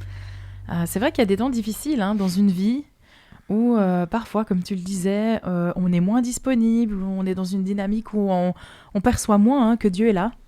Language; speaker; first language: French; native; French